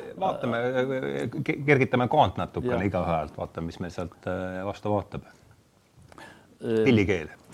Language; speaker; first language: Estonian; native; Estonian